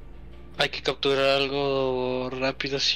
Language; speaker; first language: Spanish; native; Spanish